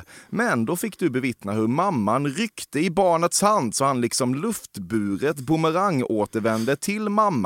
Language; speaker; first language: Swedish; native; Swedish